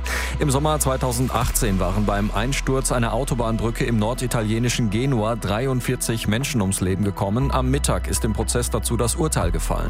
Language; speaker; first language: German; native; German